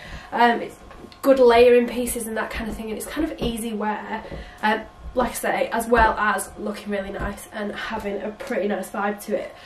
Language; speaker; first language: English; native; English